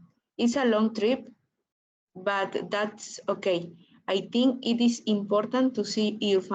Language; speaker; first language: English; non-native, learner; Spanish